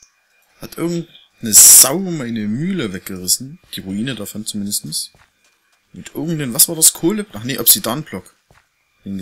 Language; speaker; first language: German; native; German